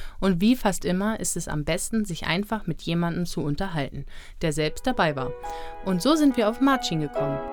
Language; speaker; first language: German; native; German